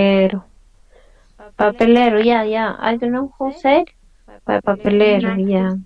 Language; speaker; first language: English; non-native, fluent; Spanish